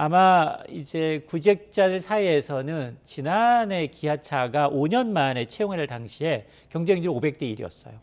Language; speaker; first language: Korean; native; Korean